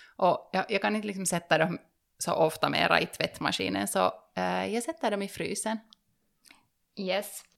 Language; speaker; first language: Swedish; native; Swedish